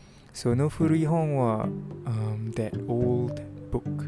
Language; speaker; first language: Japanese; non-native, learner; English